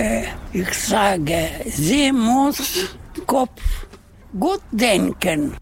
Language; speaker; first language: German; non-native, learner; Russian